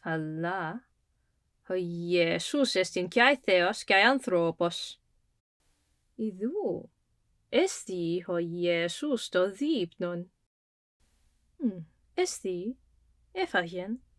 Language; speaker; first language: Greek; non-native, fluent; English